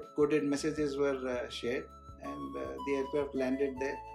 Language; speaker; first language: English; non-native, local second language; Hindi